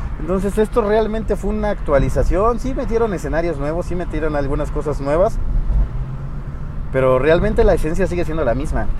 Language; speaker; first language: Spanish; native; Spanish